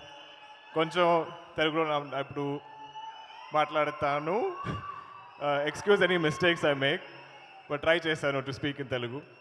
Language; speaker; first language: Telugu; non-native, learner; Malayalam